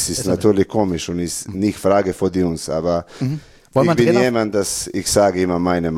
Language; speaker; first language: German; non-native, learner; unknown